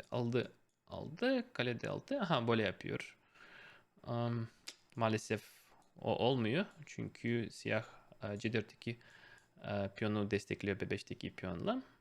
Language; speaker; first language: Turkish; non-native, fluent; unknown